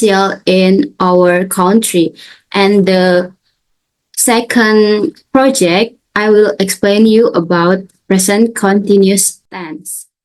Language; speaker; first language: English; non-native, learner; Indonesian